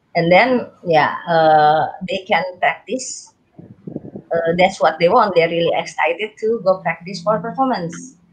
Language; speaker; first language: English; non-native, learner; Indonesian